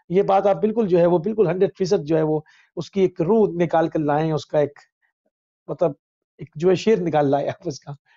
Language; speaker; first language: Urdu; native; Urdu